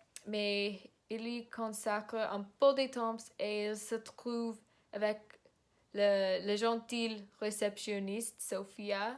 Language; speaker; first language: French; non-native, learner; English